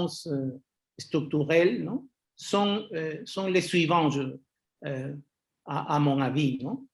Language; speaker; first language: French; non-native, fluent; Spanish